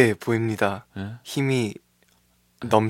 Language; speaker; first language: Korean; early bilingual, heritage; Korean